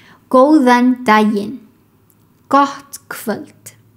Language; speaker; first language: Icelandic; non-native, fluent; Chinese